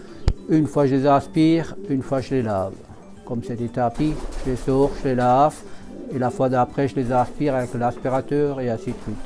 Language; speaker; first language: French; native; French